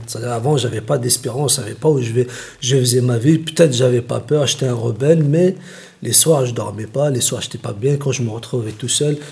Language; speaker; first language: French; non-native, local second language; Kabyle